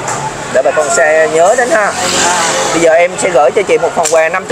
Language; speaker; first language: Vietnamese; native; Vietnamese